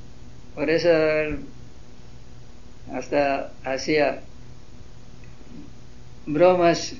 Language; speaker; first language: Spanish; non-native, learner; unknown